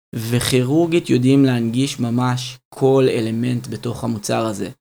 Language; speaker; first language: Hebrew; native; Hebrew